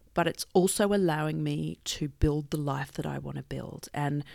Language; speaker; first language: English; native; English